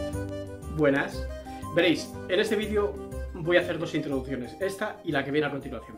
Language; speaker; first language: Spanish; native; Spanish